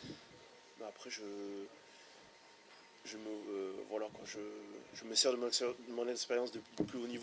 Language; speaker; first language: French; native; French